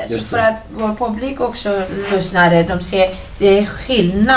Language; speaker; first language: Swedish; non-native, fluent; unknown